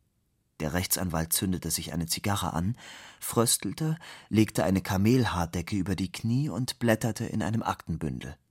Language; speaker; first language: German; native; German